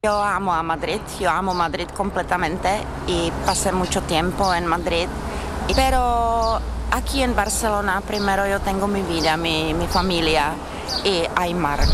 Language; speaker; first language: Spanish; non-native, fluent; Czech